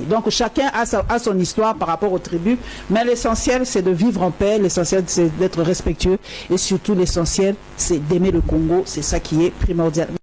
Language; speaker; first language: French; non-native, local second language; Lingala